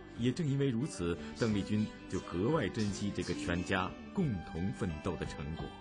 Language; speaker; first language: Chinese; native; Chinese